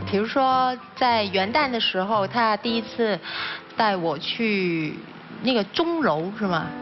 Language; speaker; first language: Chinese; non-native, local second language; Cantonese